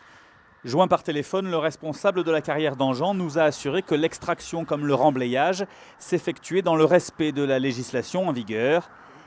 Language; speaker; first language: French; native; French